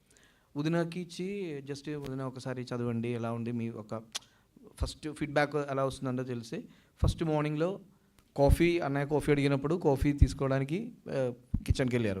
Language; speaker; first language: Telugu; non-native, learner; Malayalam